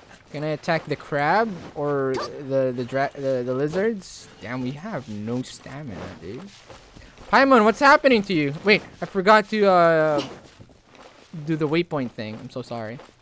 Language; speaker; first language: English; non-native, local second language; Filipino